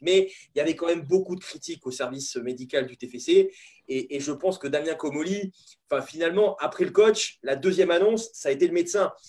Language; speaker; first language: French; native; French